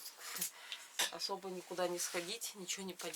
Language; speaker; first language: Russian; native; Russian